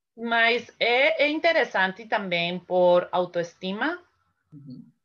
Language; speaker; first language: Portuguese; non-native, learner; Spanish